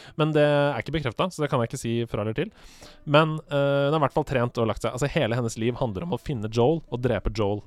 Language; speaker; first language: Norwegian; native; Norwegian